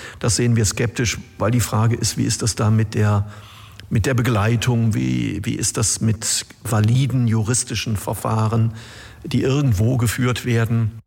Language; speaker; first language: German; native; German